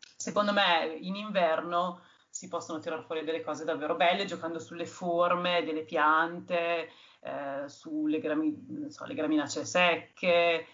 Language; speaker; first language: Italian; native; Italian